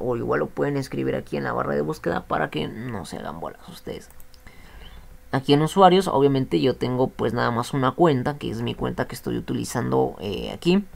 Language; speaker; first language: Spanish; native; Spanish